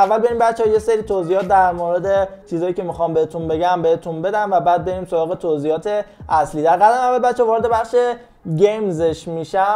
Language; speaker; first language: Persian; native; Persian